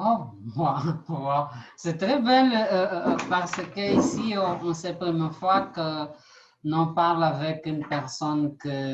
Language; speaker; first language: French; non-native, learner; Portuguese